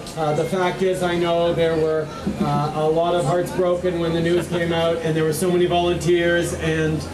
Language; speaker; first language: English; early bilingual, other home language; French